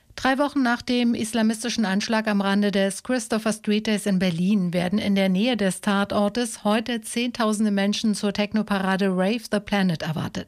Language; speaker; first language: German; native; German